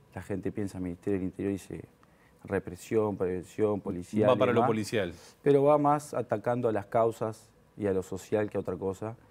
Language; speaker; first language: Spanish; native; Spanish